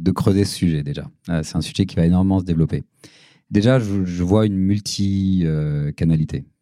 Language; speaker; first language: French; native; French